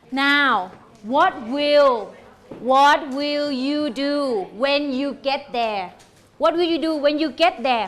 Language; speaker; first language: English; non-native, fluent; Thai